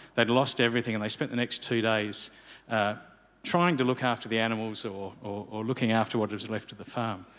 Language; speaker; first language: English; native; English